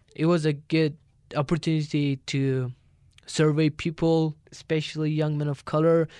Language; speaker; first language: English; non-native, learner; Turkish